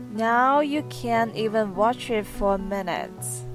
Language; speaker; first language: English; non-native, fluent; Chinese